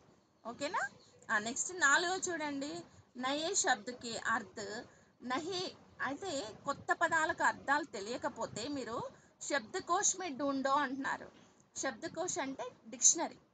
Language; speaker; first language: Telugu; native; Telugu